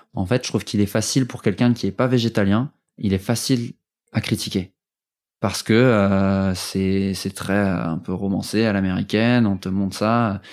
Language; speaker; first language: French; native; French